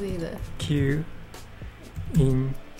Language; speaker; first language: Japanese; non-native, learner; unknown